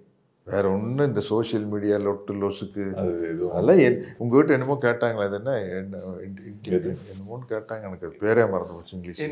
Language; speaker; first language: Tamil; native; Tamil